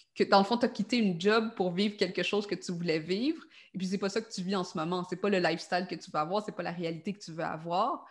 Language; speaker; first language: French; native; French